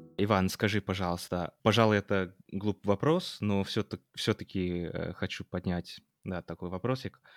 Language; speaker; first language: Russian; non-native, fluent; English